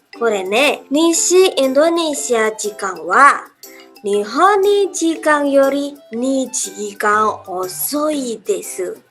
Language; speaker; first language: Japanese; non-native, learner; Indonesian